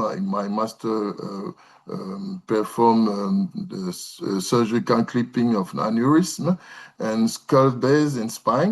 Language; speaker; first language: English; non-native, learner; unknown